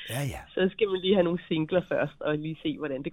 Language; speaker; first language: Danish; native; Danish